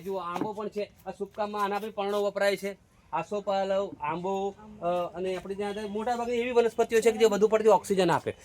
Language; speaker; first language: Gujarati; native; Gujarati